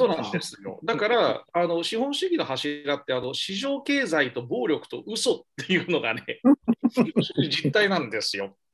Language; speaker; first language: Japanese; native; Japanese